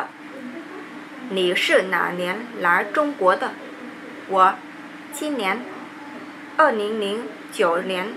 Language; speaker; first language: Chinese; non-native, learner; Vietnamese